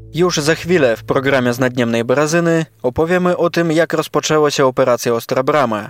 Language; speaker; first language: Polish; non-native, local second language; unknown